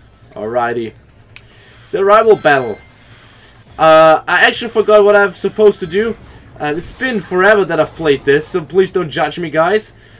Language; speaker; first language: English; non-native, fluent; German